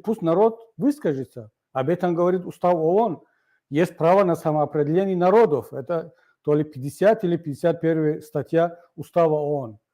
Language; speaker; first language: Russian; non-native, local second language; Tajik